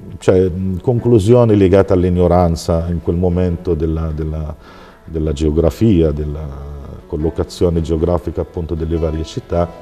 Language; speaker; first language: Italian; non-native, fluent; Arabic